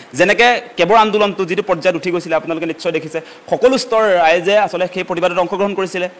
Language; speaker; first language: Assamese; native; Assamese